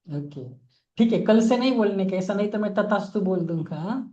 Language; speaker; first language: Hindi; non-native, local second language; Marathi